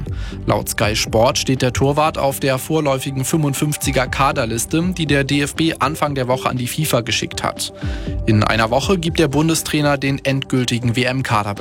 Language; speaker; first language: German; native; German